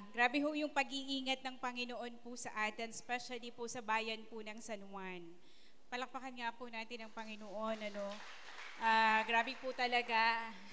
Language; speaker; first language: Filipino; non-native, local second language; Bikol